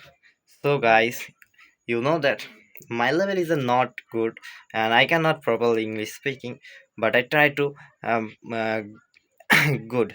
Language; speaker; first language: English; non-native, learner; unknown